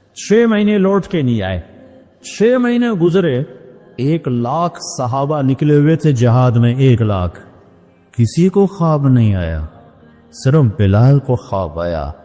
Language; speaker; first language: Urdu; non-native, local second language; Punjabi